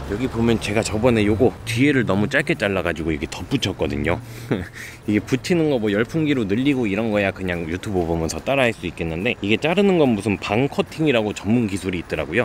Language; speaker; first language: Korean; native; Korean